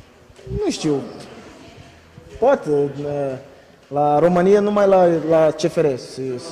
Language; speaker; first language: Romanian; non-native, learner; Portuguese